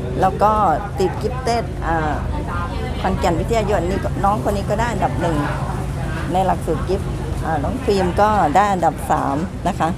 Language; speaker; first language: Thai; native; Thai